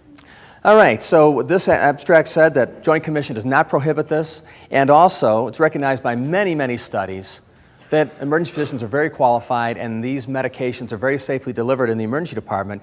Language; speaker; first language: English; native; English